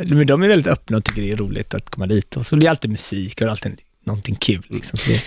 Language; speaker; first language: Swedish; native; Swedish